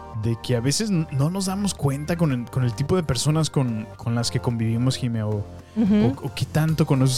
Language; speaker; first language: Spanish; native; Spanish